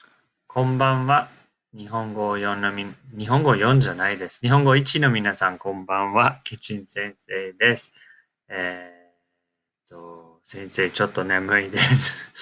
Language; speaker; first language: Japanese; non-native, fluent; English